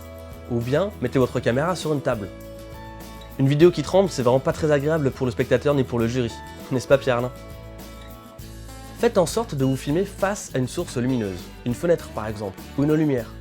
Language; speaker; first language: French; native; French